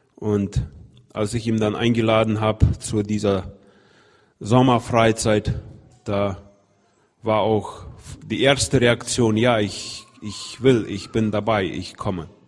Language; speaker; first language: German; non-native, fluent; Russian